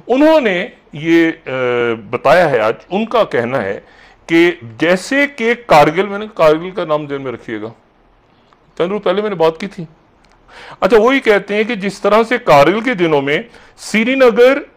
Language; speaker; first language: Urdu; native; Urdu